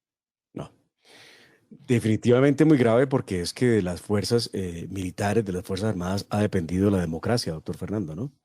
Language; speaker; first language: Spanish; native; Spanish